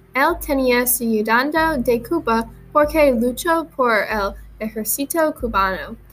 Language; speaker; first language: Spanish; non-native, learner; English